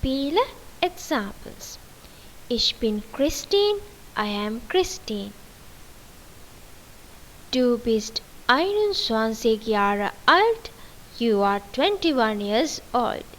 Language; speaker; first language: German; non-native, learner; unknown